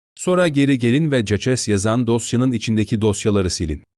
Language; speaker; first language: Turkish; native; Turkish